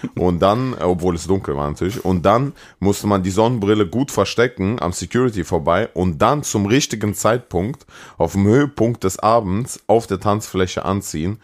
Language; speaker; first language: German; early bilingual, other home language; Russian